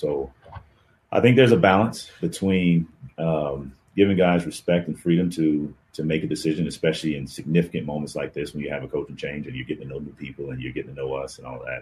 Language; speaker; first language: English; native; English